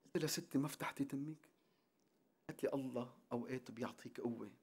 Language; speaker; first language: Arabic; non-native, local second language; Armenian